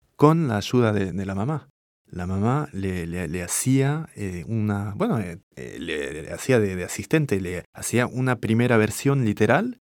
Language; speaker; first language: Spanish; non-native, fluent; French